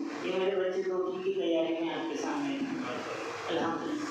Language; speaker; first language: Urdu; non-native, local second language; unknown